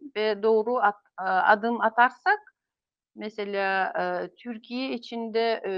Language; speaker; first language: Turkish; non-native, fluent; Yakut